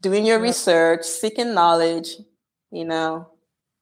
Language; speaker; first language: English; non-native, local second language; Igbo